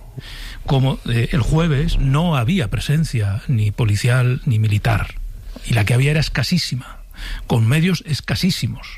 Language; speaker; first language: Spanish; native; Spanish